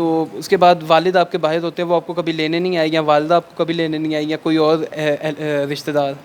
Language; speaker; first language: Urdu; native; Urdu